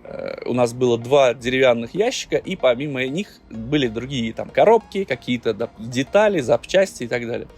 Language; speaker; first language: Russian; native; Russian